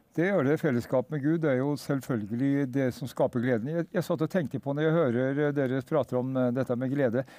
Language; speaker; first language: Norwegian; native; Norwegian